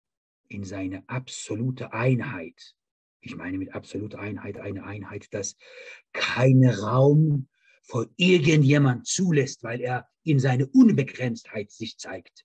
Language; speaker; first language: German; non-native, fluent; Persian